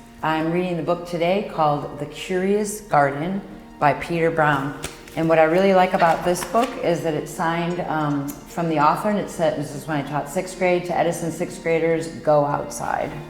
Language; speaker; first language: English; native; English